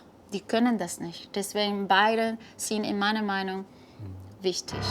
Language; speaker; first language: German; non-native, fluent; Spanish